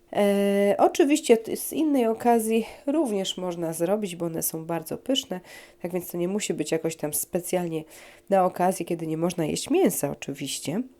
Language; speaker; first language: Polish; native; Polish